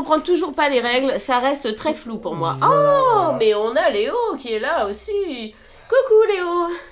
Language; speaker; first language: French; native; French